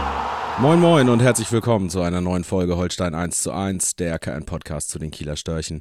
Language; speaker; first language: German; native; German